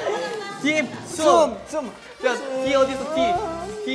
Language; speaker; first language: Korean; native; Korean